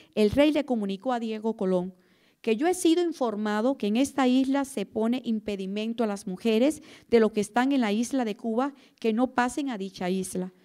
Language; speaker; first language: Spanish; native; Spanish